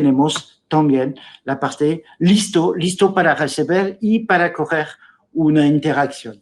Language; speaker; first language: Spanish; non-native, fluent; French